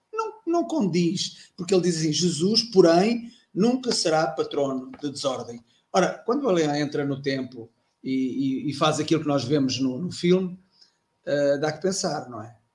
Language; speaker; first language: Portuguese; native; Portuguese